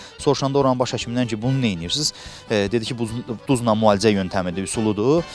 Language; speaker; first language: Azerbaijani; native; Azerbaijani